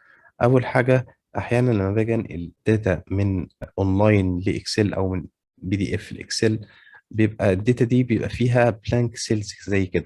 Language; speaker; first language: Arabic; native; Arabic